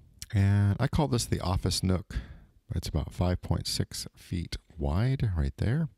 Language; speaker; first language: English; native; English